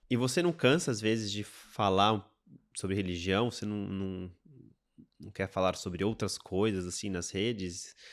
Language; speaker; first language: Portuguese; native; Portuguese